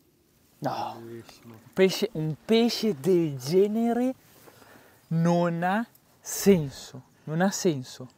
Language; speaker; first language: Italian; native; Italian